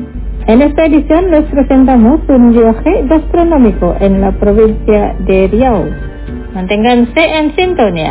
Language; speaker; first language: Spanish; non-native, fluent; Indonesian